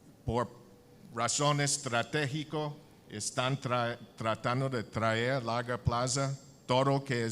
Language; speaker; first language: Spanish; non-native, learner; English